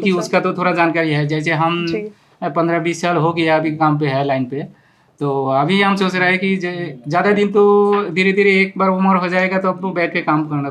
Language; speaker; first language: Hindi; non-native, local second language; Bangla